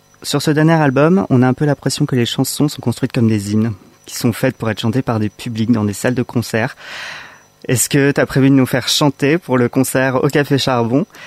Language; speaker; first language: French; native; French